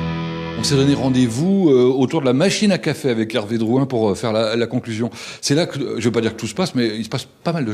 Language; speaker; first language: French; native; French